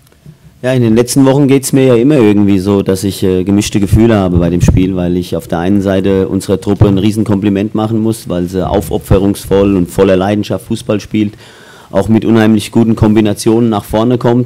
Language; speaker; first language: German; native; German